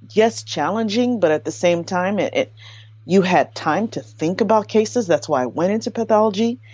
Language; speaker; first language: English; native; English